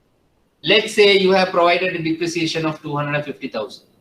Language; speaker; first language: English; non-native, local second language; Sinhala